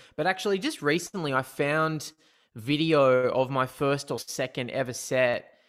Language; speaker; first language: English; native; English